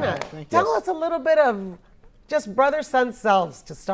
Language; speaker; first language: English; native; English